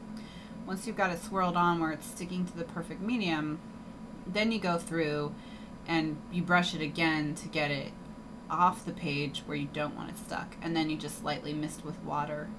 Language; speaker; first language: English; native; English